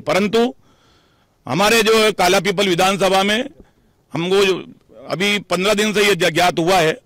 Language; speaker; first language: Hindi; native; Hindi